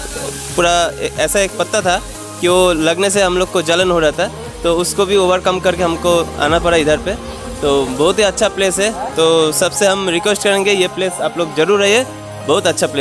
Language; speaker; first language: Hindi; non-native, local second language; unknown